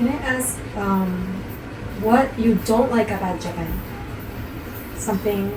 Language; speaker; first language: English; non-native, learner; Japanese